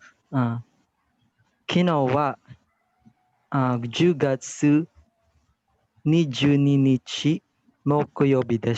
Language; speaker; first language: Japanese; non-native, learner; Filipino